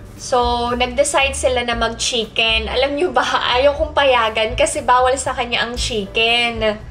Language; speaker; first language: Filipino; native; Filipino